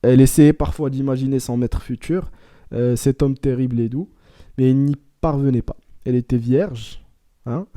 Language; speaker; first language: French; non-native, local second language; Arabic